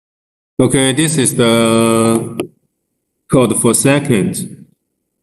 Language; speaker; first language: English; non-native, learner; Chinese